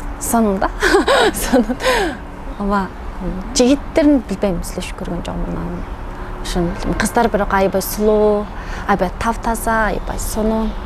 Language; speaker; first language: Kyrgyz; non-native, learner; Mongolian